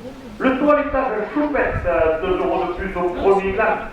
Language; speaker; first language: French; native; French